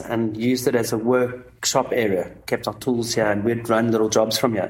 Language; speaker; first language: English; native; English